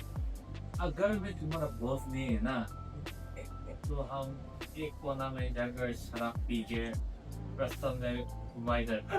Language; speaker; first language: Hindi; non-native, local second language; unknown